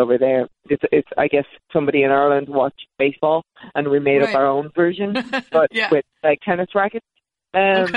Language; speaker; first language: English; native; English